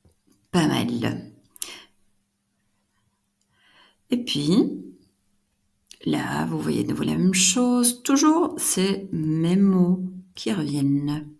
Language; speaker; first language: French; non-native, fluent; Dutch